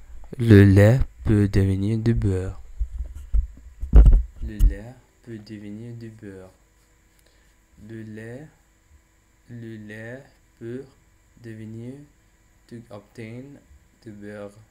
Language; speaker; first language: French; non-native, learner; English